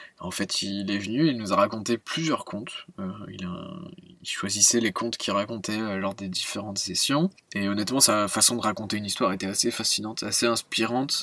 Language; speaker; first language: French; native; French